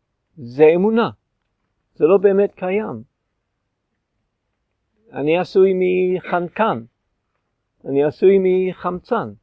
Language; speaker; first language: Hebrew; non-native, fluent; English